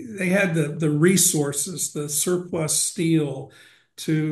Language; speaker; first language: English; native; English